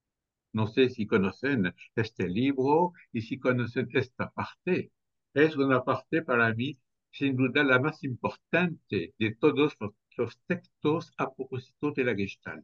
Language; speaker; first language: Spanish; non-native, fluent; French